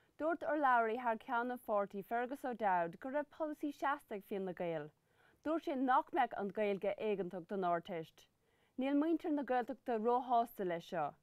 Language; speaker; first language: Irish; native; Irish